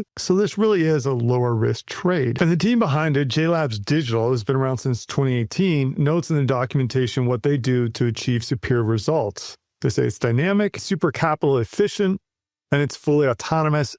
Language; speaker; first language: English; native; English